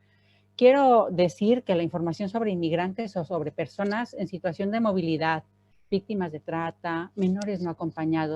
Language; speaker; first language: Spanish; native; Spanish